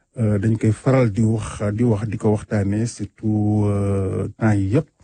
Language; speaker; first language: Wolof; native; Wolof